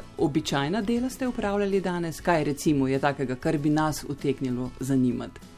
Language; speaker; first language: Slovenian; native; Slovenian